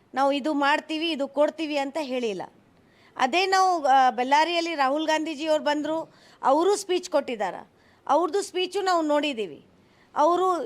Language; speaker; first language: Kannada; non-native, local second language; Hindi